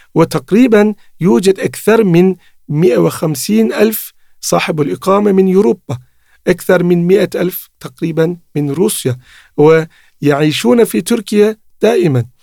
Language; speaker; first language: Arabic; non-native, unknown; Turkish